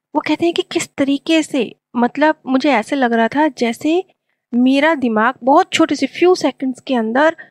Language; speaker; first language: Hindi; native; Hindi